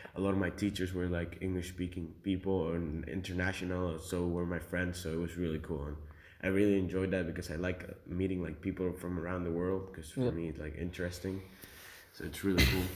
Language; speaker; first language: English; early bilingual, other home language; Spanish